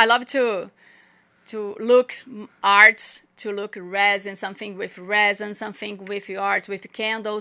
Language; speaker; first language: English; non-native, learner; Portuguese